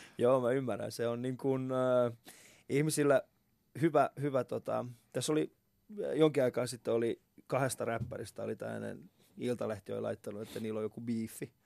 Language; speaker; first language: Finnish; non-native, fluent; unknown